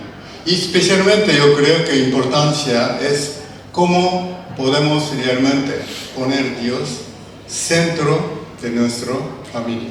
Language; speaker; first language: Spanish; non-native, learner; Japanese